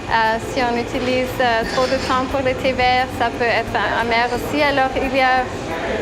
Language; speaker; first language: French; non-native, fluent; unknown